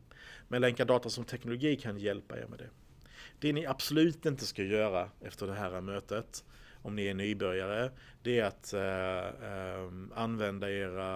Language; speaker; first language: Swedish; native; Swedish